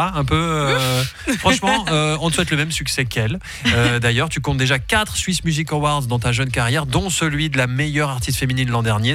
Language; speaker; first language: French; native; French